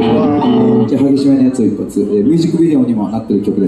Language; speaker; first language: Japanese; native; Japanese